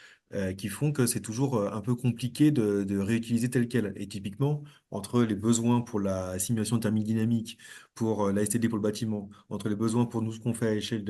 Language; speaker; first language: French; native; French